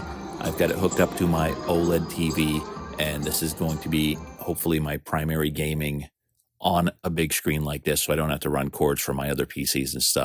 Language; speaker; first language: English; native; English